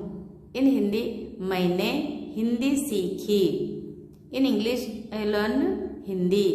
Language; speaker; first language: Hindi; non-native, local second language; Telugu